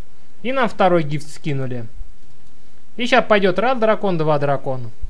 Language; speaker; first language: Russian; native; Russian